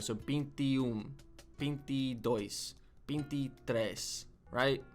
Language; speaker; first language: Portuguese; non-native, learner; English